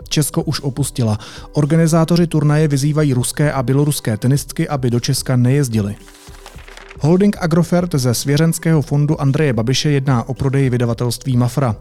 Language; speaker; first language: Czech; native; Czech